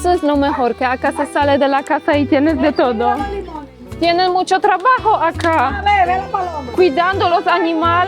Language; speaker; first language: Spanish; non-native, fluent; Polish